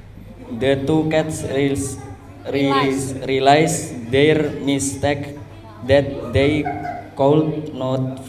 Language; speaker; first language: English; non-native, learner; Indonesian